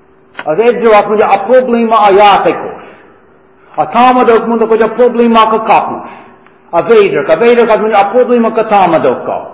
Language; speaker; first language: Hungarian; non-native, fluent; English